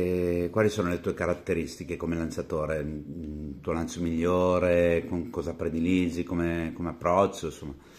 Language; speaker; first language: Italian; native; Italian